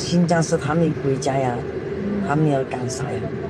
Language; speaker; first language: Chinese; native; Chinese